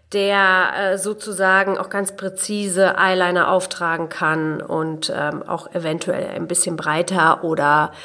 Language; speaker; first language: German; early bilingual, other home language; Polish